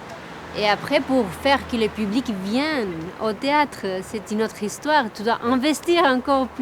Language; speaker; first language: French; non-native, fluent; Spanish